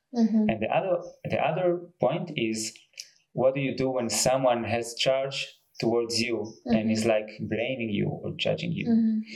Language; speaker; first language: English; non-native, fluent; Hebrew